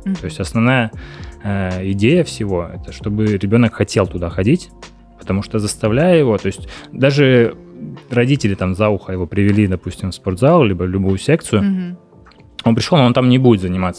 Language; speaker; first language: Russian; native; Russian